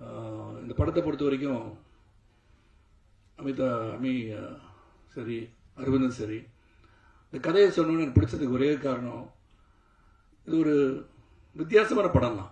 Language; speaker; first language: Tamil; native; Tamil